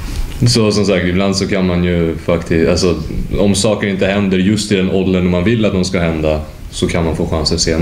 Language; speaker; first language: Swedish; native; Swedish